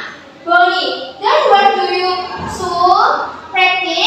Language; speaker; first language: English; non-native, learner; Indonesian